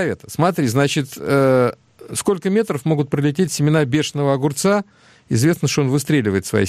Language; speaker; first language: Russian; native; Russian